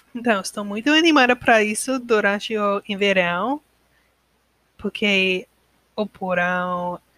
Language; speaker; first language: Portuguese; non-native, learner; English